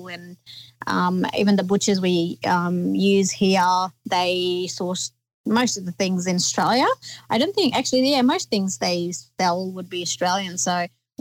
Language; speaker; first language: English; non-native, local second language; Nepali